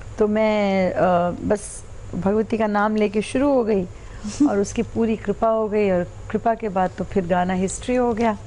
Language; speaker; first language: Hindi; non-native, local second language; Punjabi